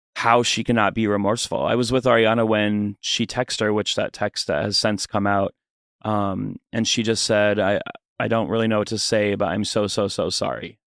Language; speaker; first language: English; native; English